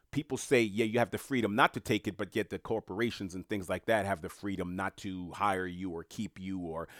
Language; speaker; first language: English; native; English